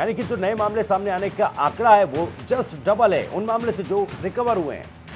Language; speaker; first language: Hindi; native; Hindi